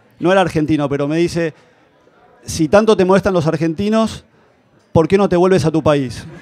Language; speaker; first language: Spanish; native; Spanish